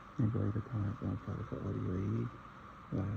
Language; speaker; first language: Persian; native; Persian